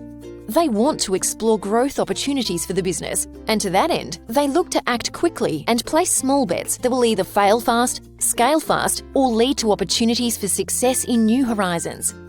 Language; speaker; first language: English; native; English